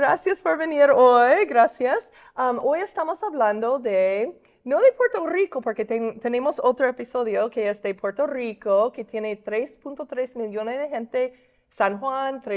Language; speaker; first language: Spanish; non-native, fluent; English